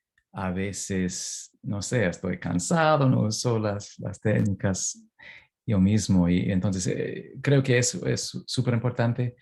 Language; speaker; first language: Spanish; non-native, fluent; English